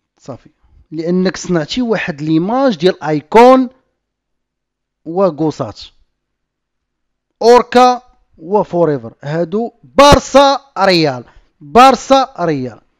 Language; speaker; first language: Arabic; native; Arabic